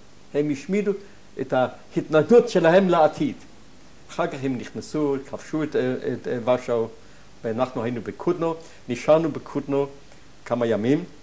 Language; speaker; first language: Hebrew; non-native, fluent; German